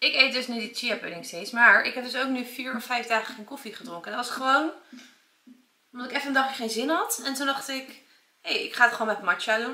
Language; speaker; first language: Dutch; native; Dutch